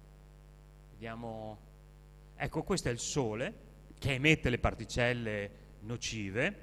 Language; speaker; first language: Italian; native; Italian